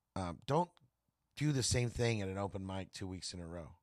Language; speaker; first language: English; native; English